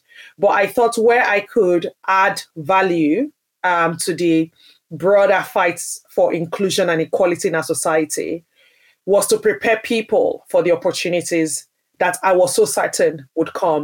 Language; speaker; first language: English; non-native, local second language; Yoruba